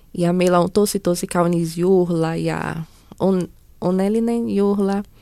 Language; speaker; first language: Finnish; non-native, learner; Portuguese